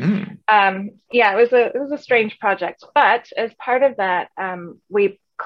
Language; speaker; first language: English; native; English